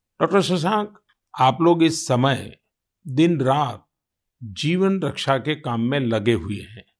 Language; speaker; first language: Hindi; non-native, local second language; Gujarati